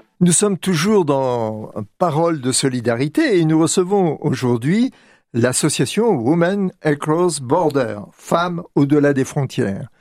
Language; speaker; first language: French; native; French